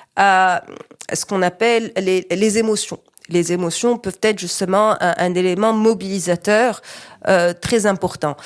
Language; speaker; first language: French; non-native, local second language; Arabic